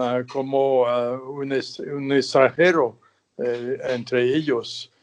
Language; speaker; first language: Spanish; non-native, fluent; French